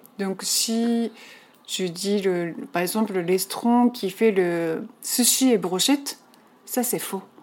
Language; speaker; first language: French; non-native, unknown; Japanese